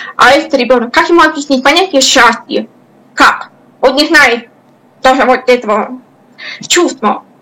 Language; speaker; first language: Russian; non-native, local second language; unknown